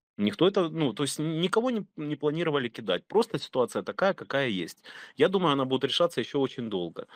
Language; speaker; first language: Russian; native; Russian